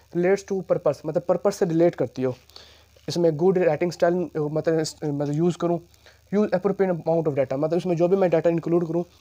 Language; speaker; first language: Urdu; non-native, local second language; Punjabi